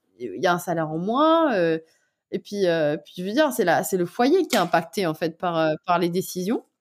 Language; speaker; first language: French; non-native, local second language; Morisyen